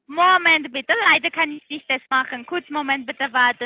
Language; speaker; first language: German; non-native, learner; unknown